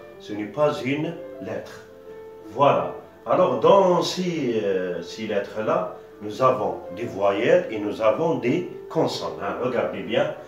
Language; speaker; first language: French; non-native, local second language; Arabic